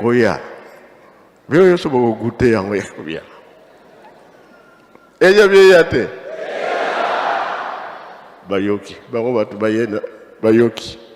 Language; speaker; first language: Lingala; non-native, local second language; Kongo